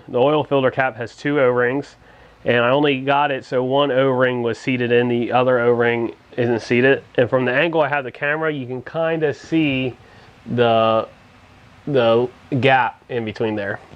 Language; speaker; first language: English; native; English